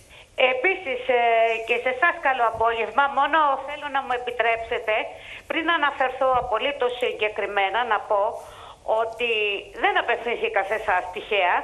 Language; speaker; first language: Greek; native; Greek